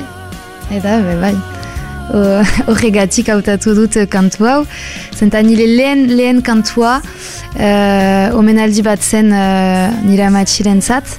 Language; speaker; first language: Basque; non-native, local second language; French